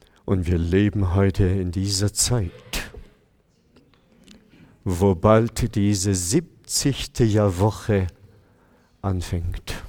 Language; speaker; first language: German; non-native, fluent; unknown